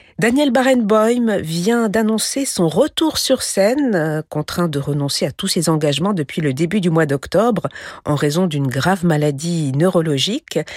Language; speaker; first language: French; native; French